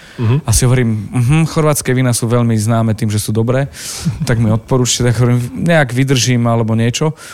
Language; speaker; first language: Slovak; native; Slovak